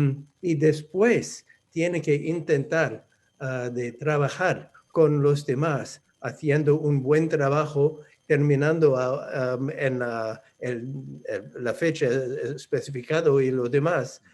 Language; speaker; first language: Spanish; non-native, fluent; English